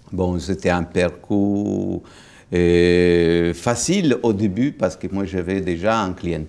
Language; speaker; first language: French; non-native, fluent; Italian